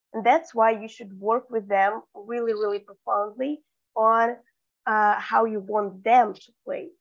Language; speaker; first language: English; non-native, fluent; Russian